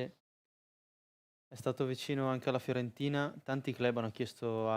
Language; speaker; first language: Italian; native; Italian